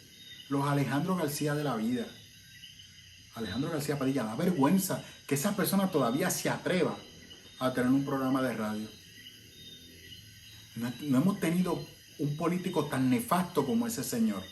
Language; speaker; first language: Spanish; native; Spanish